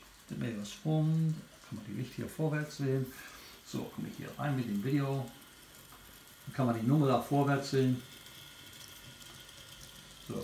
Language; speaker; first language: German; non-native, learner; English